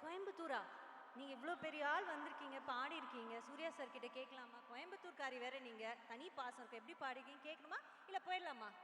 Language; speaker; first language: Tamil; native; Tamil